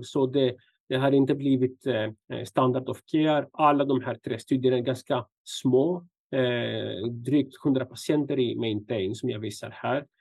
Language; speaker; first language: Swedish; non-native, fluent; Greek